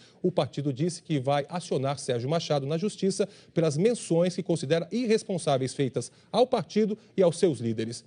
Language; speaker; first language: Portuguese; native; Portuguese